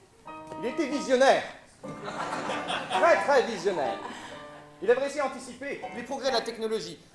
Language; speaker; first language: French; native; French